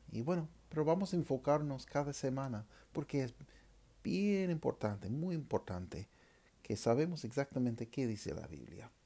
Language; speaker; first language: Spanish; non-native, fluent; English